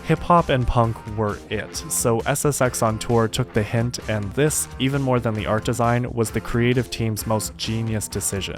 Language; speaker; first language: English; native; English